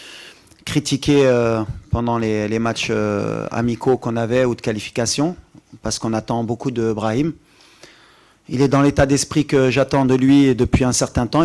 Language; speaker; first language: French; native; French